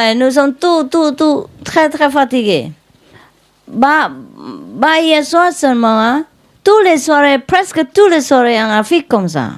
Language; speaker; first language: French; non-native, learner; Vietnamese